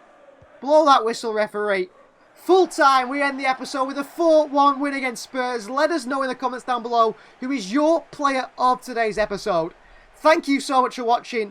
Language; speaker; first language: English; native; English